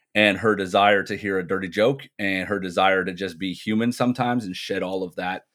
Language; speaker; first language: English; native; English